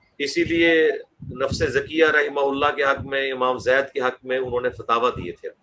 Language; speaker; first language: Urdu; non-native, local second language; Punjabi